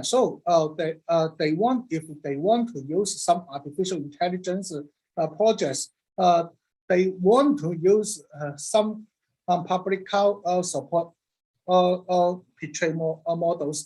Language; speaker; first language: English; non-native, learner; Cantonese